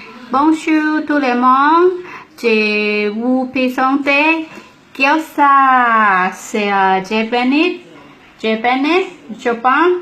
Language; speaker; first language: French; non-native, learner; Thai